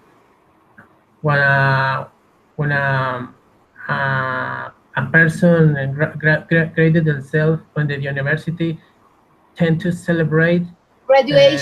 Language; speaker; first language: English; non-native, learner; Spanish